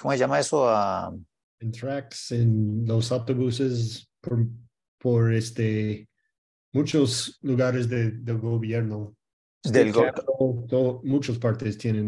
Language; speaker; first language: Spanish; early bilingual, heritage; Spanish